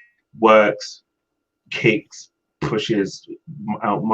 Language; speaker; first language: English; native; English